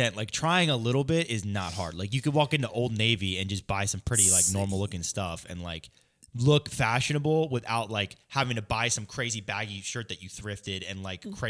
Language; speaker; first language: English; native; English